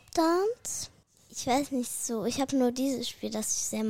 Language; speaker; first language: German; early bilingual, other home language; Arabic